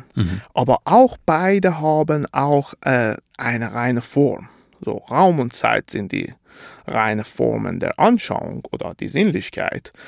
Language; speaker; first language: German; non-native, fluent; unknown